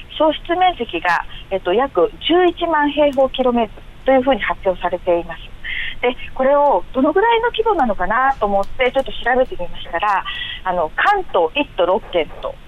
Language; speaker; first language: Japanese; native; Japanese